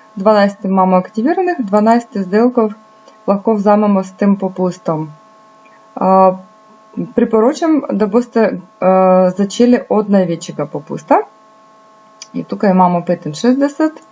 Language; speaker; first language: Slovenian; non-native, fluent; Russian